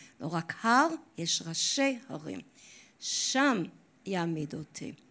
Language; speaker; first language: Hebrew; non-native, fluent; English